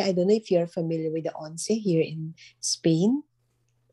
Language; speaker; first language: English; non-native, local second language; Filipino